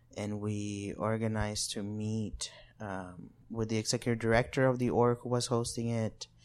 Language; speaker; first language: English; non-native, fluent; Spanish